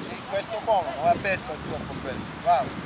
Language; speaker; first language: Italian; non-native, learner; English